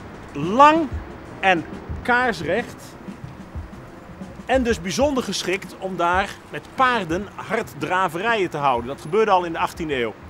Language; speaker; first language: Dutch; native; Dutch